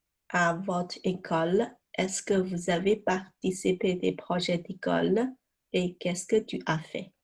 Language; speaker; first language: French; non-native, fluent; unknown